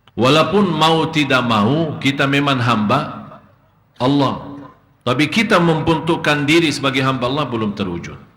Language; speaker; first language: Indonesian; non-native, fluent; Arabic